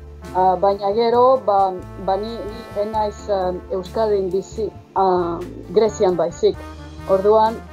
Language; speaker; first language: Basque; non-native, fluent; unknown